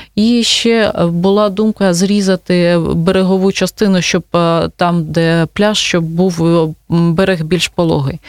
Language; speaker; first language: Ukrainian; non-native, local second language; Russian